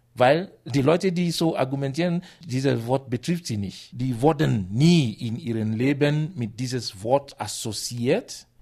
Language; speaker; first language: German; non-native, fluent; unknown